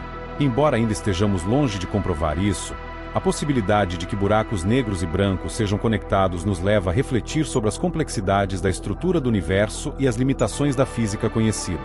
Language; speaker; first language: Portuguese; native; Portuguese